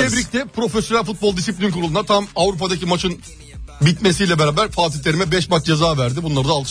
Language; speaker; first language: Turkish; native; Turkish